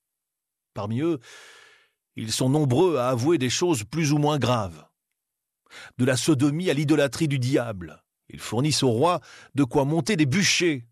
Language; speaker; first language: French; native; French